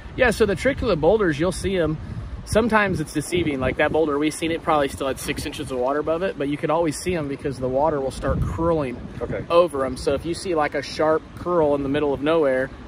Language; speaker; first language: English; native; English